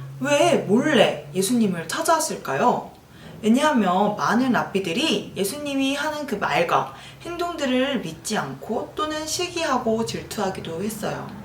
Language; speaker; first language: Korean; native; Korean